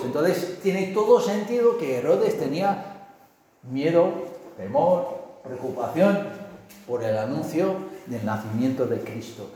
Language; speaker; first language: Spanish; non-native, fluent; English